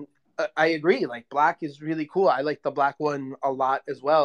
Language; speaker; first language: English; native; English